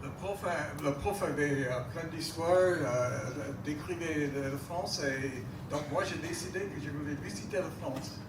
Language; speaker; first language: French; non-native, fluent; English